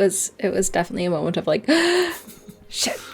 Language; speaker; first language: English; native; English